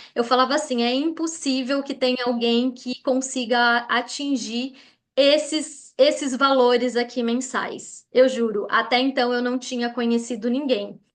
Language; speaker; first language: Portuguese; native; Portuguese